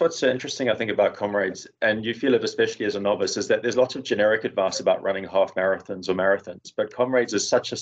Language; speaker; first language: English; native; English